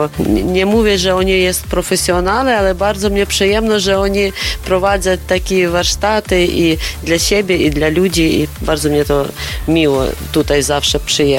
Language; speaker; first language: Polish; non-native, learner; Ukrainian